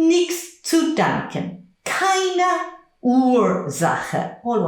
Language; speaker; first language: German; non-native, fluent; English